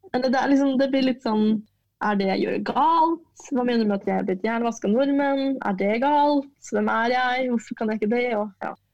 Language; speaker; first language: Norwegian; early bilingual, other home language; Chinese